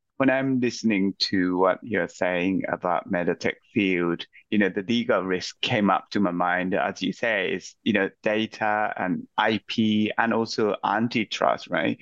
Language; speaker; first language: English; non-native, fluent; Japanese